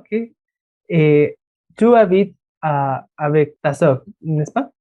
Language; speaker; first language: French; non-native, learner; Spanish